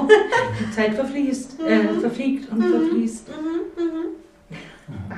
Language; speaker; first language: German; native; German